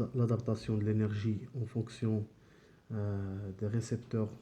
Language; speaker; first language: French; non-native, local second language; Arabic